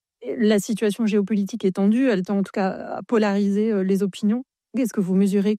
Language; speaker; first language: French; native; French